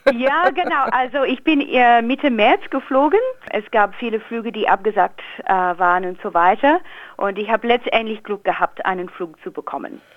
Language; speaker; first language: German; non-native, learner; English